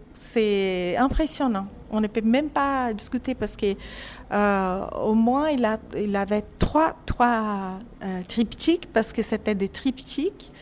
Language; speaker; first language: French; non-native, fluent; Portuguese